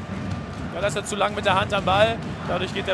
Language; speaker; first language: German; native; German